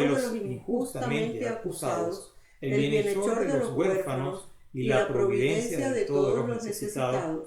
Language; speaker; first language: Spanish; native; Spanish